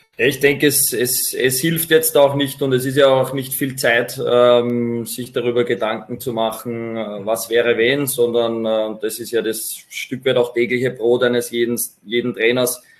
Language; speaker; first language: German; native; German